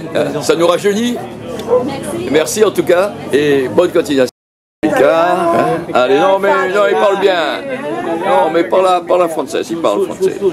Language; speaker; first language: French; native; French